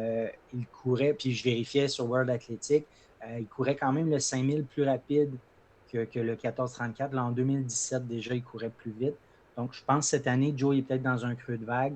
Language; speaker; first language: French; native; French